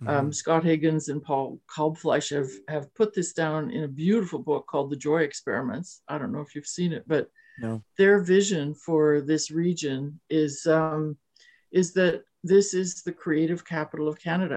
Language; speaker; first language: English; native; English